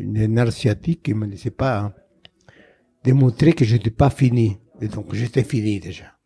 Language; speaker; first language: French; non-native, fluent; Spanish